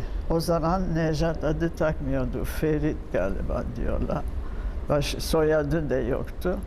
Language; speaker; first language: Turkish; non-native, fluent; French